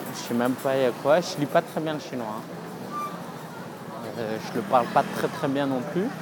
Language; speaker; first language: French; native; French